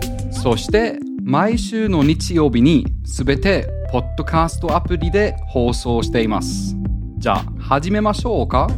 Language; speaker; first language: Japanese; non-native, learner; German